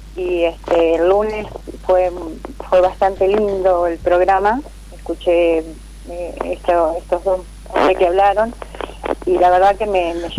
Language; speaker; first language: Spanish; native; Spanish